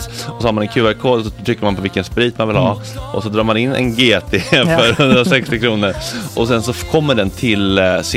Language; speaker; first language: Swedish; native; Swedish